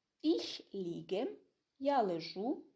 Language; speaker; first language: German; non-native, fluent; Ukrainian